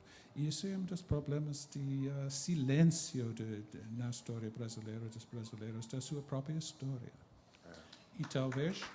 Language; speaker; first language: Portuguese; non-native, fluent; English